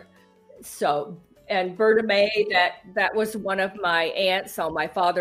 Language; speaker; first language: English; native; English